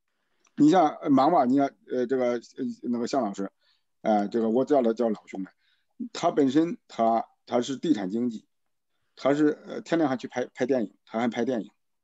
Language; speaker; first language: Chinese; native; Chinese